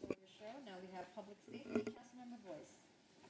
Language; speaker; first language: English; native; English